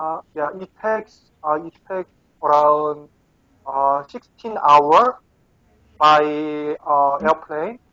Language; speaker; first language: English; non-native, learner; Korean